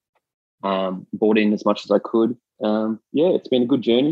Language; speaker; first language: English; native; English